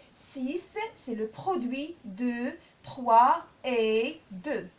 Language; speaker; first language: French; non-native, local second language; Arabic